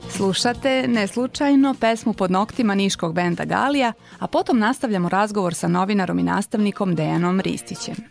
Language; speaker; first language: Serbian; native; Serbian